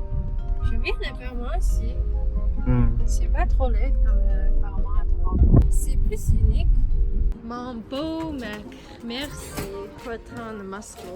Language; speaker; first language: French; non-native, learner; English